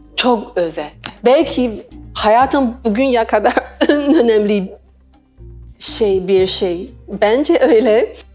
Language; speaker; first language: Turkish; non-native, learner; Chinese